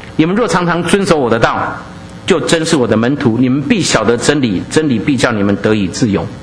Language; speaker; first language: Chinese; native; Chinese